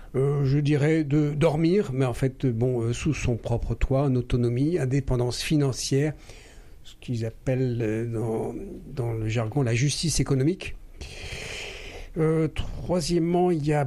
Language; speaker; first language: French; native; French